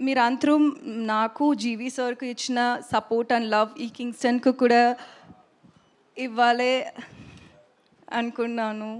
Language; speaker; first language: Telugu; non-native, learner; Tamil